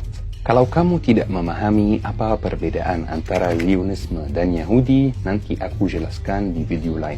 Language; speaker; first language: Indonesian; non-native, fluent; Arabic